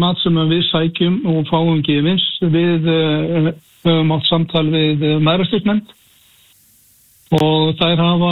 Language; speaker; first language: Icelandic; native; Icelandic